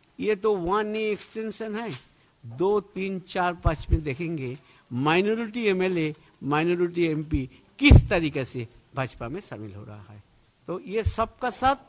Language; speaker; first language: Hindi; non-native, local second language; Bangla